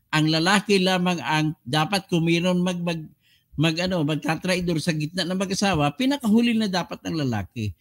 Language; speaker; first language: Filipino; non-native, local second language; Cebuano